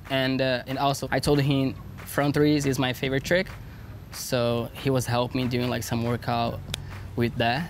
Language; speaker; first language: English; non-native, learner; Portuguese